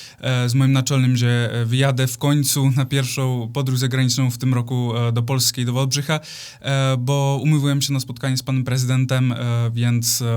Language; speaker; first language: Polish; non-native, fluent; Czech